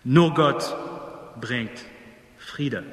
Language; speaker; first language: German; non-native, fluent; English